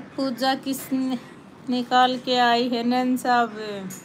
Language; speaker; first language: Hindi; native; Hindi